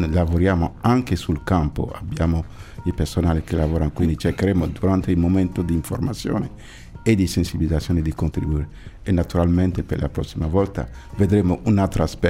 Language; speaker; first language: Italian; non-native, fluent; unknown